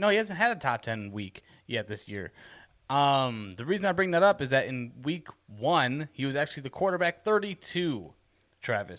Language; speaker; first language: English; native; English